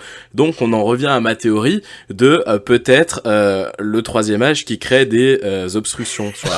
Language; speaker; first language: French; native; French